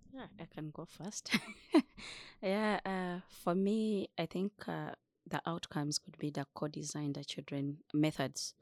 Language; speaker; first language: English; non-native, fluent; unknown